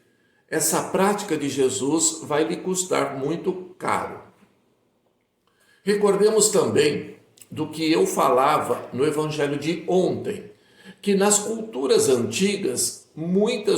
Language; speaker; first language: Portuguese; native; Portuguese